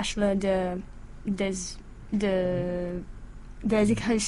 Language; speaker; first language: French; non-native, learner; English